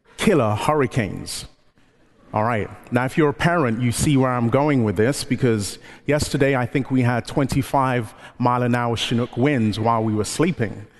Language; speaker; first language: English; early bilingual, other home language; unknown